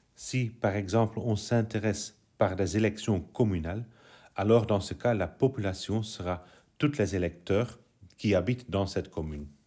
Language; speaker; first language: French; non-native, local second language; Dutch